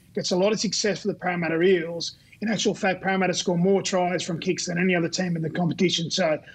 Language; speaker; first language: English; native; English